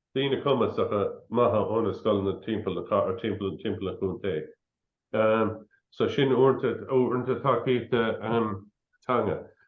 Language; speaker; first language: Irish; non-native, local second language; English